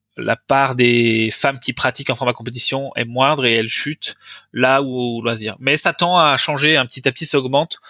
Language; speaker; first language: French; native; French